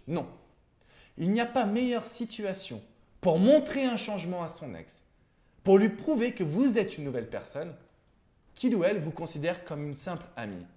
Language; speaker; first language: French; native; French